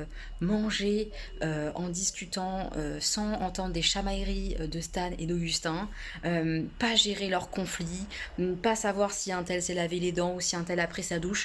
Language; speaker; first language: French; native; French